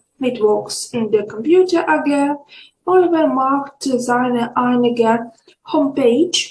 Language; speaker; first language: German; non-native, fluent; Ukrainian